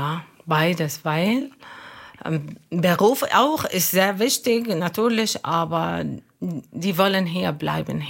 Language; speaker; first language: German; non-native, learner; Arabic